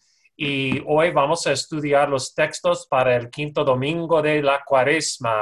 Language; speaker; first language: Spanish; non-native, fluent; English